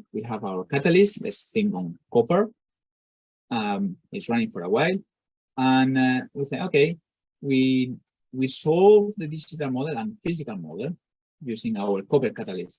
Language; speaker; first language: English; non-native, fluent; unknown